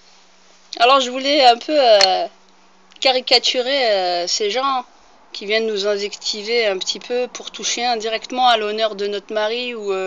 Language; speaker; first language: French; early bilingual, other home language; Arabic